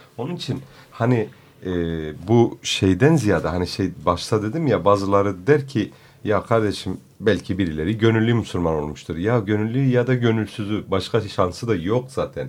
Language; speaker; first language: Turkish; non-native, local second language; Kurdish